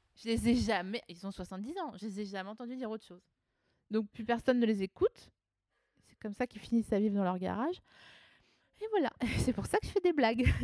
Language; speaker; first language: French; native; French